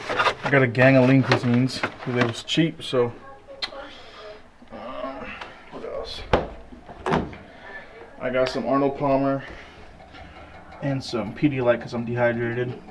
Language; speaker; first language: English; native; English